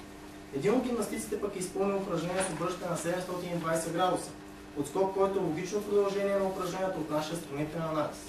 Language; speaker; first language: Bulgarian; native; Bulgarian